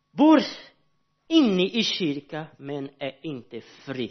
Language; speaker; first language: Swedish; non-native, learner; Portuguese